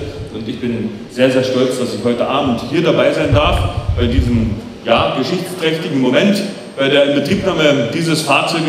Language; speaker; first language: German; native; German